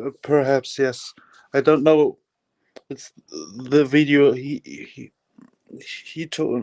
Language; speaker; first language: English; non-native, learner; German